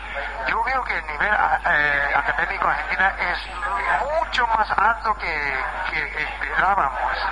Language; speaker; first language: Spanish; non-native, fluent; Chinese